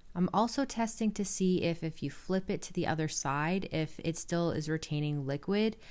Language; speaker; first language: English; native; English